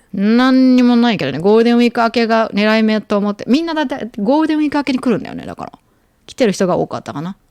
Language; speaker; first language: Japanese; native; Japanese